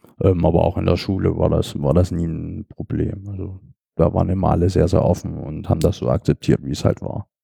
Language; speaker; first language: German; native; German